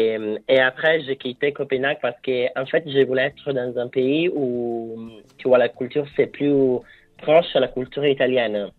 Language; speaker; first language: French; non-native, fluent; Italian